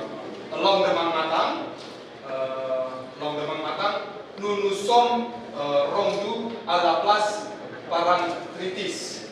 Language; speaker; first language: French; non-native, learner; Indonesian